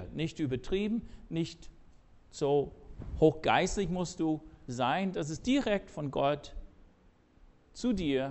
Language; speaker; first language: German; non-native, fluent; English